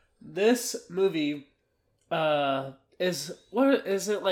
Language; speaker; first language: English; native; English